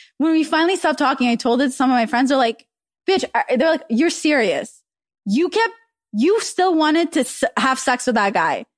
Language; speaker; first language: English; early bilingual, other home language; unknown